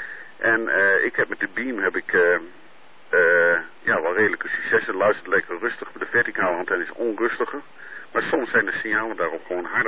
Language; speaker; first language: Dutch; native; Dutch